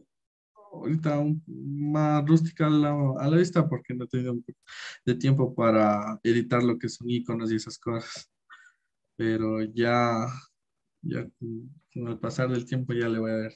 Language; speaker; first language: Spanish; native; Spanish